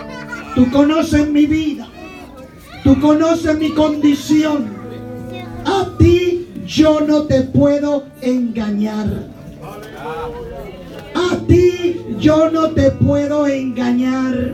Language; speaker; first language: Spanish; native; Spanish